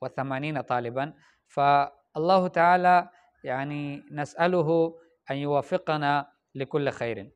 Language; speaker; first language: Arabic; non-native, fluent; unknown